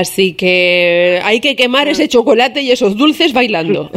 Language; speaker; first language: Spanish; native; Spanish